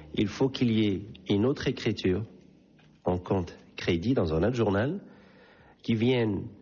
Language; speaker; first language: French; non-native, local second language; Arabic